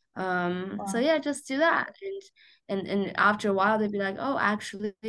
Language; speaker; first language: English; non-native, fluent; Chinese